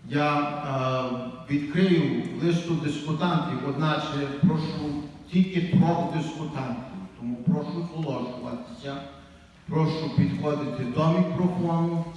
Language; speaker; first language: Ukrainian; native; Ukrainian